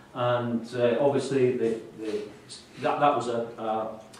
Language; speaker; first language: English; native; English